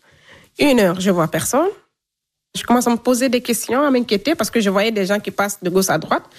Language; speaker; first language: French; non-native, local second language; Fula